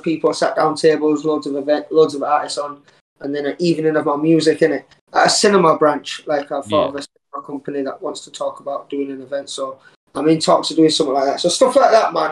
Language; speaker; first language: English; native; English